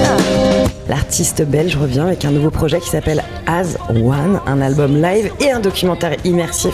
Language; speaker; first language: French; native; French